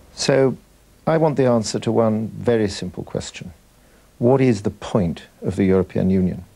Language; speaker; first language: English; native; English